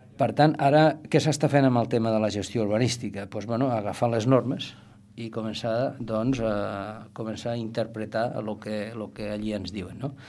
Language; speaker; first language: Catalan; native; Catalan